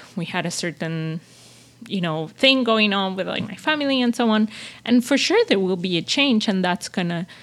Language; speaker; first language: English; non-native, fluent; Spanish